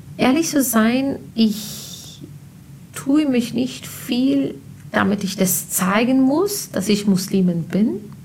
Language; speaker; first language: German; non-native, fluent; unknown